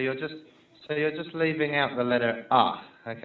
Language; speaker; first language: English; non-native, fluent; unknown